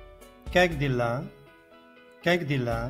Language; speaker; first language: Russian; non-native, learner; Arabic